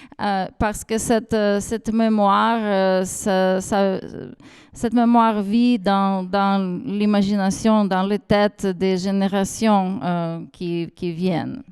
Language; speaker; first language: French; non-native, fluent; Ukrainian